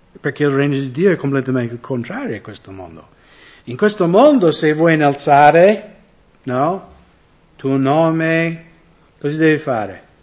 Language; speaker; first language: Italian; non-native, fluent; English